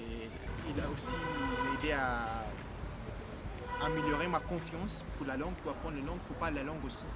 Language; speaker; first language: French; non-native, learner; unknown